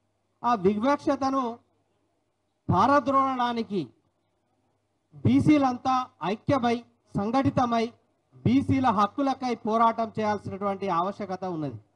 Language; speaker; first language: Telugu; native; Telugu